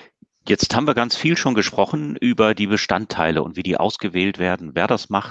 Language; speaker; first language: German; native; German